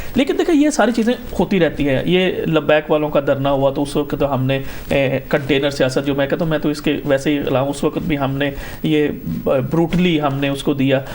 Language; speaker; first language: Urdu; non-native, local second language; Punjabi